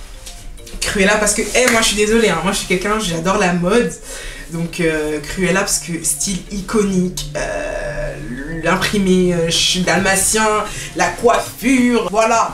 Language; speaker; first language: French; native; French